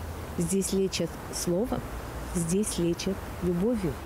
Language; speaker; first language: Russian; native; Russian